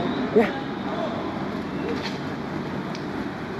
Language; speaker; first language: English; non-native, learner; French